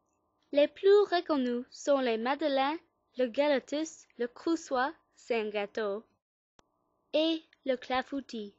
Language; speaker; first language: French; non-native, learner; English